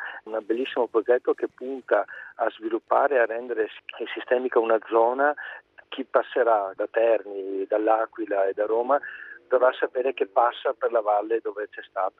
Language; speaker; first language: Italian; native; Italian